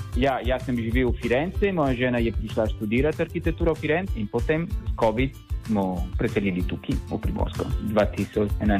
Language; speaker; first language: Slovenian; non-native, learner; Italian